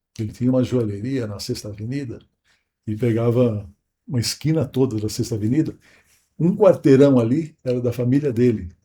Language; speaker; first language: Portuguese; native; Portuguese